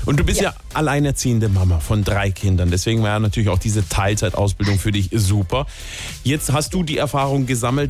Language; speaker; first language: German; native; German